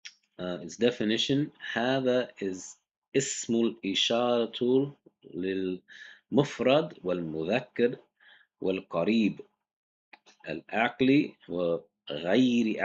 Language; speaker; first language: Arabic; non-native, fluent; English